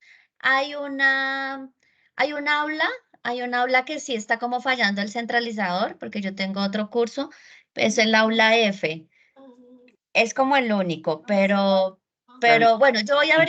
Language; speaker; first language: Spanish; native; Spanish